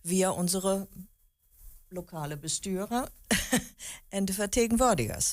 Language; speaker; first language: Dutch; non-native, learner; German